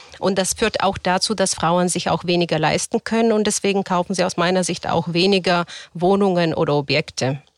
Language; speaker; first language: German; non-native, fluent; Bulgarian